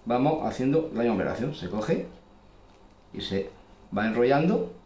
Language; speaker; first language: Spanish; native; Spanish